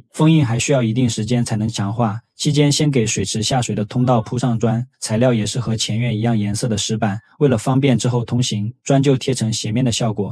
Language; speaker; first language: Chinese; native; Chinese